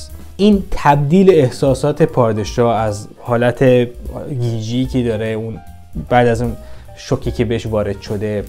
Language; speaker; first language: Persian; native; Persian